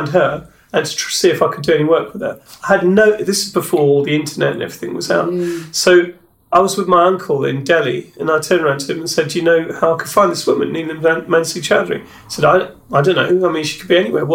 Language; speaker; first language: English; native; English